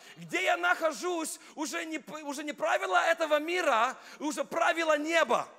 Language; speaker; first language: Russian; non-native, fluent; English